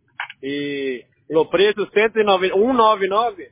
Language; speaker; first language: Spanish; non-native, learner; Portuguese